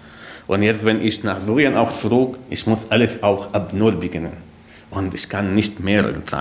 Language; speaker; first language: German; non-native, learner; Arabic